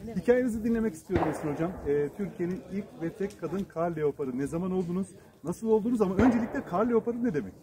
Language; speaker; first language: Turkish; native; Turkish